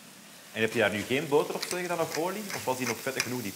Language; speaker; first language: Dutch; native; Dutch